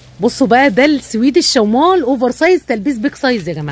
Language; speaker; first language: Arabic; native; Arabic